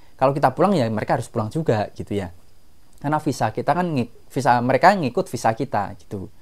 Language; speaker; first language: Indonesian; non-native, local second language; Javanese